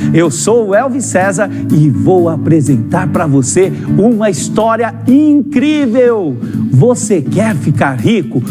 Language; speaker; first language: Portuguese; native; Portuguese